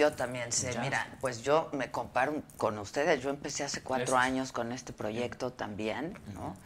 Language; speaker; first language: Spanish; native; Spanish